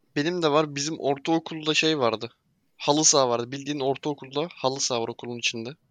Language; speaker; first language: Turkish; native; Turkish